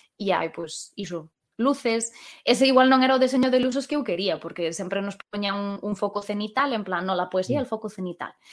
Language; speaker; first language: Galician; non-native, local second language; Spanish